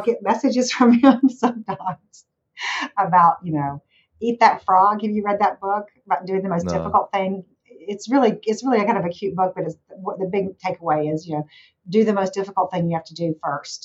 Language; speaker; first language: English; native; English